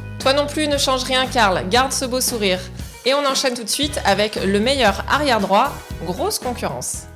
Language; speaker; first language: French; native; French